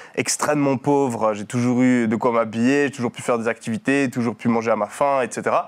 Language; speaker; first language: French; native; French